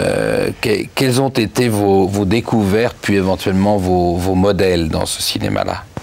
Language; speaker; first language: French; native; French